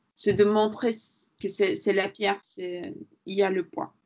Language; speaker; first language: French; non-native, fluent; Latvian